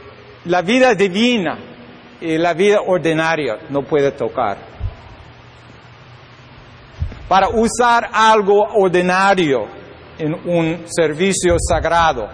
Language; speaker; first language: Spanish; non-native, learner; English